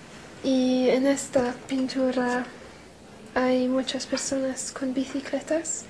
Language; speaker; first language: Spanish; non-native, learner; English